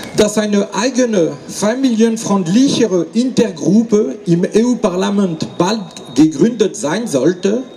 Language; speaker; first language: German; non-native, fluent; French